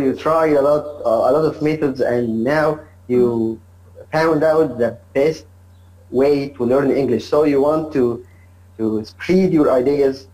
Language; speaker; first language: English; non-native, learner; Arabic